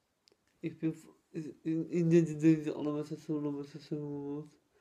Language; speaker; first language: German; non-native, learner; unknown